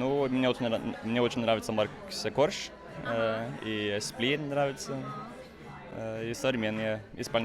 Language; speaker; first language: Russian; non-native, fluent; Norwegian